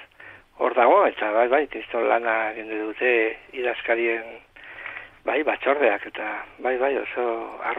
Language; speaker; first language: Basque; non-native, local second language; Spanish